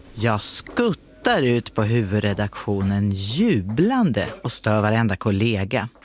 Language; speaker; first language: Swedish; native; Swedish